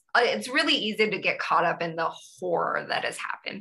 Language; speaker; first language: English; native; English